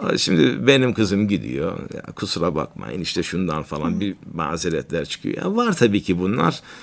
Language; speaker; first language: Turkish; native; Turkish